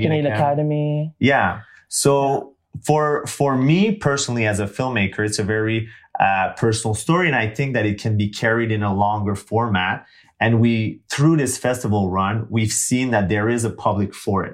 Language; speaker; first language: English; non-native, fluent; French